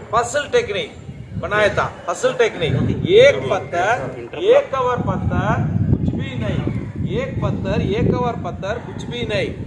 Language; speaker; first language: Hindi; non-native, local second language; Tamil